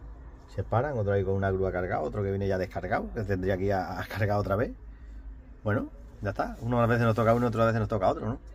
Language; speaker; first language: Spanish; native; Spanish